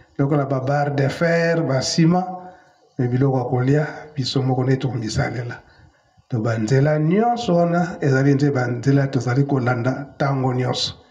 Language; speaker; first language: Lingala; non-native, local second language; Kongo